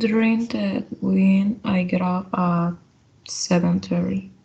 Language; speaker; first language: English; non-native, learner; Spanish